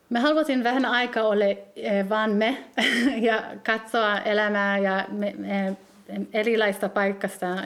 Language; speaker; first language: Finnish; early bilingual, heritage; Hebrew